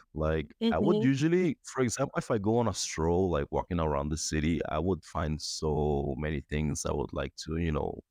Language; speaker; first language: English; non-native, fluent; Spanish